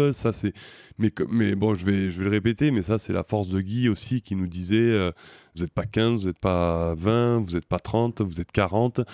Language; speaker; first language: French; native; French